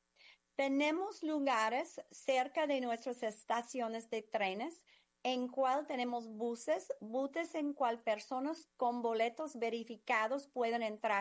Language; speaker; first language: Spanish; non-native, fluent; English